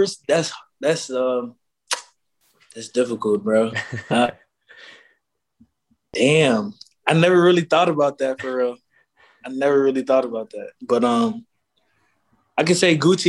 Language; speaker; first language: English; native; English